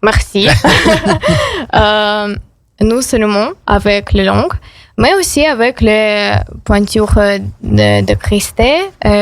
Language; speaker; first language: French; non-native, learner; Ukrainian